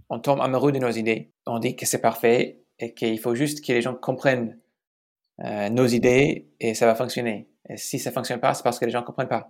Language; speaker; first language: French; non-native, fluent; English